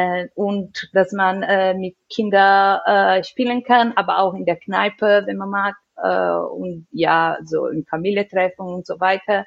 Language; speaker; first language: German; non-native, fluent; Portuguese